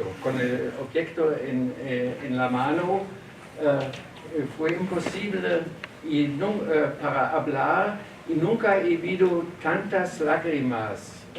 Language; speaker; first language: Spanish; non-native, learner; German